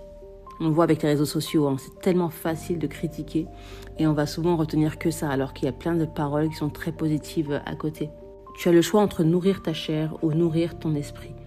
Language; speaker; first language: French; native; French